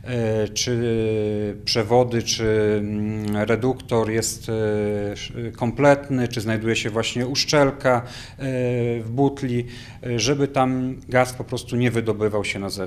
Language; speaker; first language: Polish; native; Polish